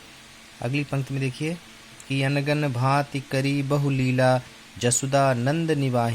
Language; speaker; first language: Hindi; native; Hindi